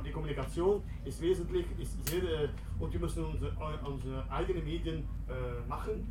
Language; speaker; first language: German; non-native, learner; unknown